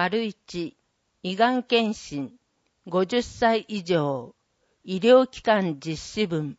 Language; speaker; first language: Japanese; native; Japanese